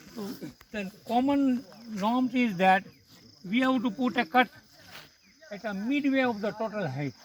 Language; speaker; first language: English; non-native, local second language; Gujarati